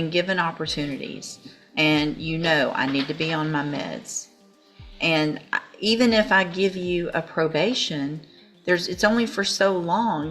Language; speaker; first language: English; native; English